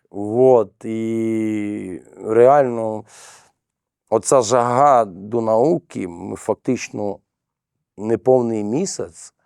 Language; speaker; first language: Ukrainian; native; Ukrainian